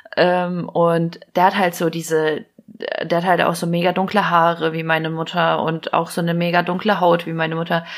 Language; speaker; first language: German; early bilingual, other home language; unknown